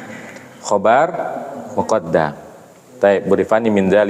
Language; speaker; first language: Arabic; non-native, fluent; Indonesian